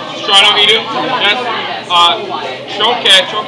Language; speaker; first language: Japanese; non-native, learner; English